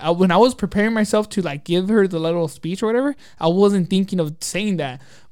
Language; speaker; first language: English; native; English